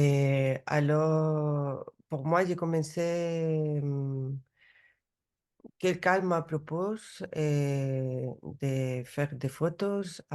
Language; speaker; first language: French; non-native, learner; Spanish